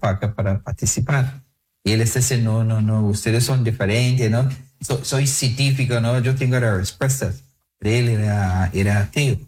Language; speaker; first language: Spanish; non-native, fluent; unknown